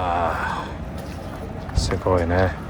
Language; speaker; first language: Japanese; non-native, learner; English